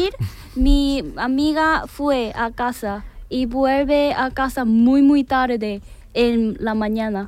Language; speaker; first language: Spanish; non-native, learner; Korean